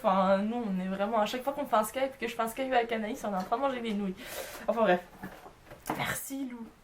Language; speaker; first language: French; native; French